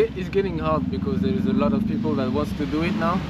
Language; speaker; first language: English; non-native, fluent; French